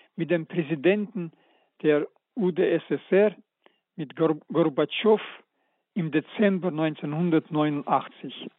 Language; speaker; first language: German; early bilingual, other home language; Russian